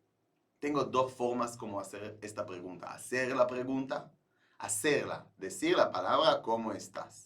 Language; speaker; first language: Spanish; non-native, fluent; Hebrew